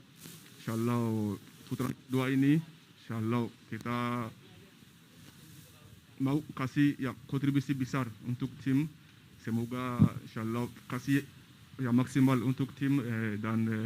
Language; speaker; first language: Indonesian; non-native, learner; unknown